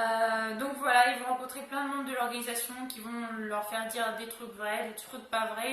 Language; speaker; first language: French; native; French